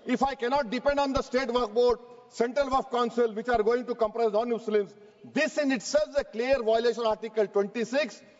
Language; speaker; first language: English; non-native, local second language; Urdu